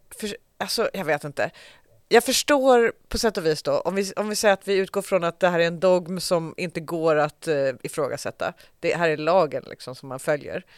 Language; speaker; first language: Swedish; native; Swedish